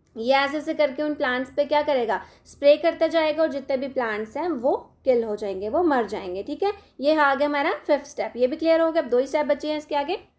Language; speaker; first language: Hindi; non-native, local second language; Dogri